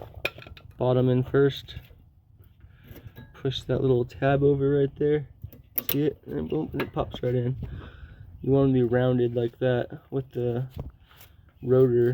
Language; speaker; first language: English; native; English